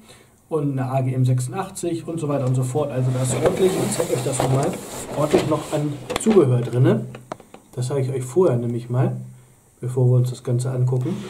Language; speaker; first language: German; native; German